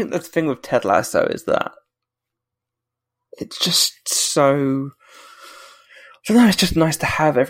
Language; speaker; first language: English; native; English